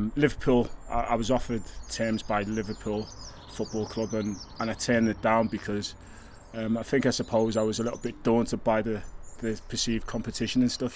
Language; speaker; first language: English; native; English